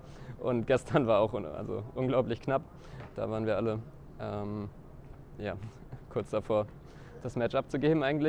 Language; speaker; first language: German; native; German